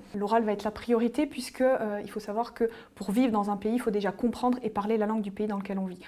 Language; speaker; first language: French; native; French